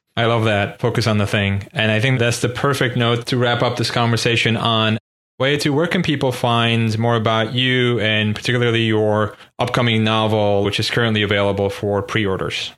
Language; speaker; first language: English; non-native, fluent; Turkish